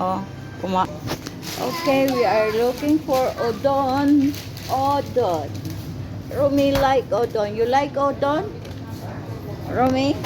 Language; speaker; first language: English; non-native, local second language; Filipino